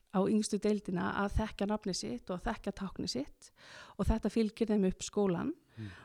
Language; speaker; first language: Icelandic; native; Icelandic